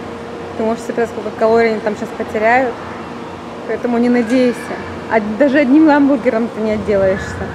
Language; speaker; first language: Russian; native; Russian